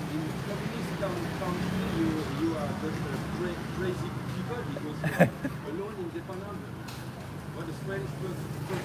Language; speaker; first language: English; non-native, learner; French